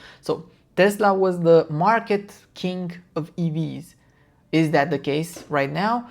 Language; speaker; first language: English; non-native, fluent; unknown